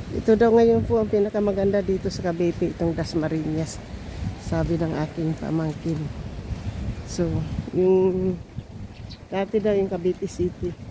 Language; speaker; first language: Filipino; non-native, local second language; Cebuano